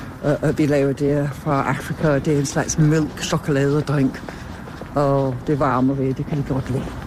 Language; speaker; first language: Danish; non-native, fluent; English